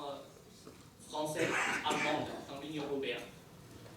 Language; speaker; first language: French; non-native, fluent; Chinese